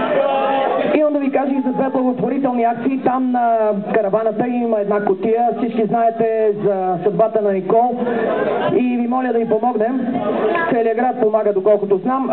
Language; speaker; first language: Bulgarian; native; Bulgarian